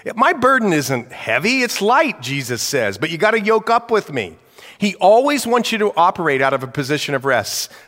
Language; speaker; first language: English; native; English